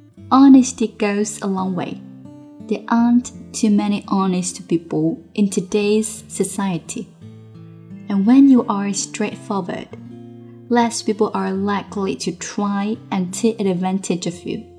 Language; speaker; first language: English; non-native, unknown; Chinese